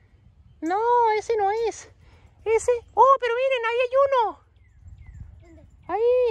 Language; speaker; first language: Spanish; native; Spanish